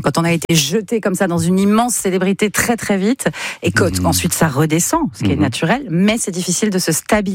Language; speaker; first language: French; native; French